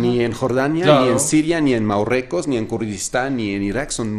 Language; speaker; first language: Spanish; non-native, fluent; Arabic